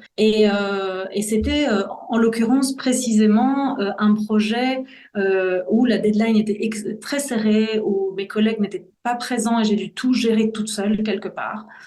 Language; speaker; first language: French; early bilingual, other home language; Spanish